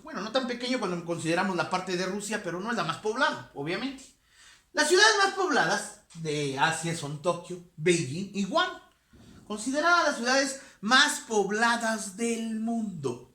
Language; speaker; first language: Spanish; native; Spanish